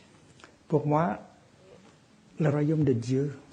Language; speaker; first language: French; non-native, fluent; Vietnamese